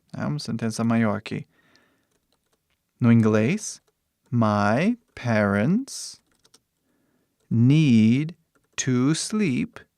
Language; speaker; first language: Portuguese; non-native, fluent; English